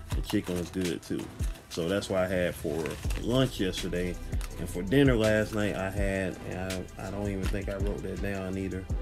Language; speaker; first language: English; native; English